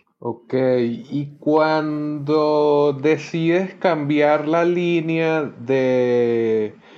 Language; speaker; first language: Spanish; native; Spanish